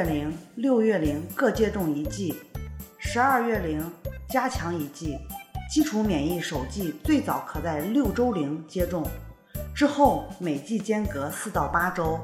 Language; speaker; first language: Chinese; native; Chinese